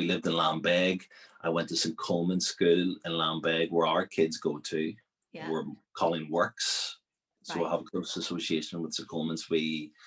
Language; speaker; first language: English; native; English